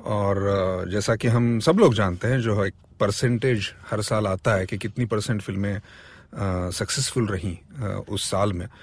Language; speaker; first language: Hindi; non-native, local second language; Marathi